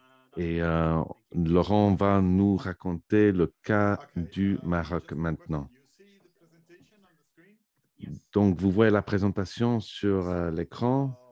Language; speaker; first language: French; non-native, fluent; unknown